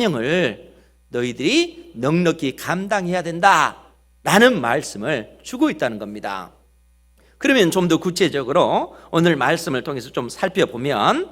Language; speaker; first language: Korean; native; Korean